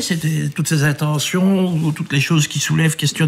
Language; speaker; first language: French; native; French